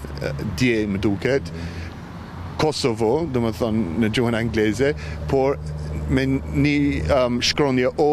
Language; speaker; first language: Albanian; non-native, fluent; English